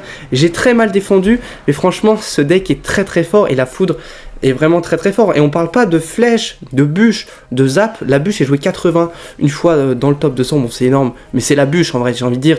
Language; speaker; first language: French; native; French